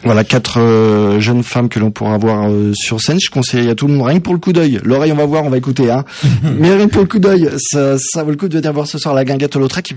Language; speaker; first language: French; native; French